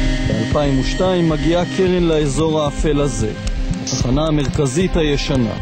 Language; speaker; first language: Hebrew; native; Hebrew